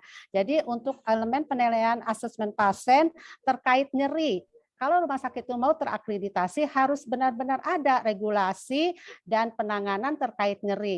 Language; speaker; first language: Indonesian; native; Indonesian